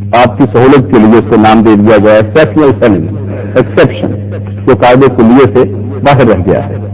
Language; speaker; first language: Urdu; non-native, local second language; Punjabi